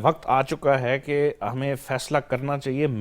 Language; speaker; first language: Urdu; native; Urdu